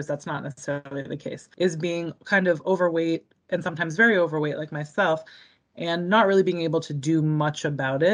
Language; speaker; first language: English; native; English